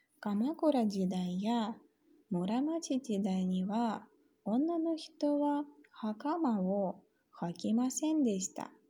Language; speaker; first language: Japanese; non-native, fluent; Russian